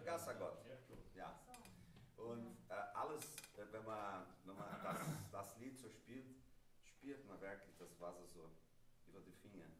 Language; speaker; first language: German; non-native, learner; Portuguese